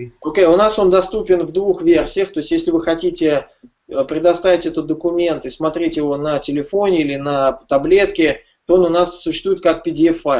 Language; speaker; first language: Russian; native; Russian